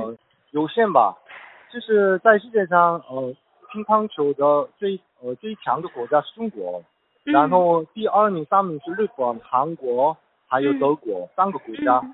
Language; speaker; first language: Chinese; non-native, learner; Korean